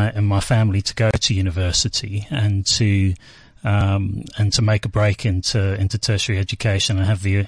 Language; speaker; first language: English; native; English